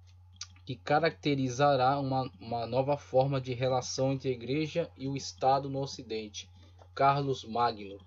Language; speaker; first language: Portuguese; native; Portuguese